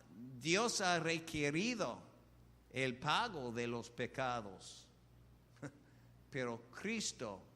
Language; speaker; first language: Spanish; non-native, fluent; English